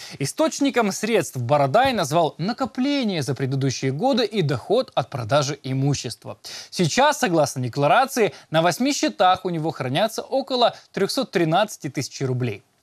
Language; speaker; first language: Russian; native; Russian